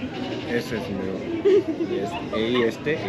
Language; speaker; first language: Spanish; non-native, learner; Korean